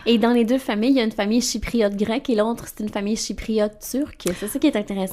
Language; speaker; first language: French; native; French